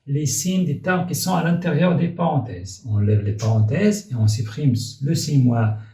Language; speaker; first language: French; non-native, local second language; Arabic